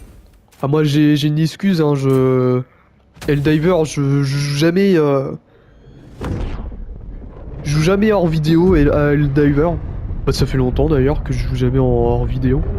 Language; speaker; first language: French; native; French